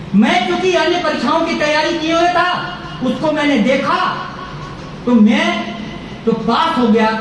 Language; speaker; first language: Hindi; non-native, local second language; Bhojpuri